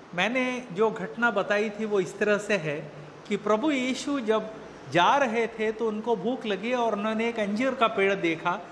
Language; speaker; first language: Hindi; native; Hindi